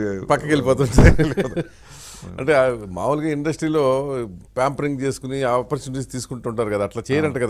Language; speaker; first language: Telugu; native; Telugu